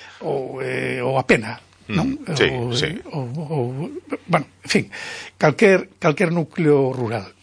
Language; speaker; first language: Galician; native; Galician